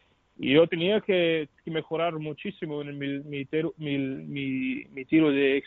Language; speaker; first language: Spanish; non-native, learner; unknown